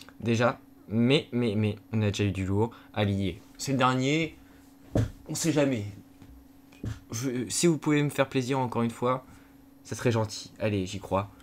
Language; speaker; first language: French; native; French